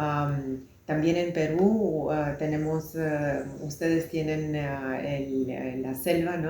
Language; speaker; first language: Spanish; non-native, fluent; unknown